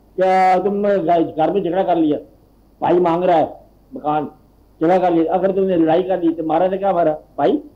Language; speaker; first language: Urdu; non-native, local second language; Punjabi